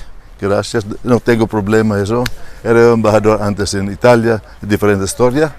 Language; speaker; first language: Spanish; non-native, fluent; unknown